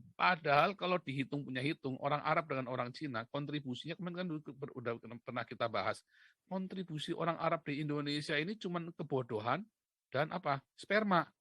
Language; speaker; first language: Indonesian; native; Indonesian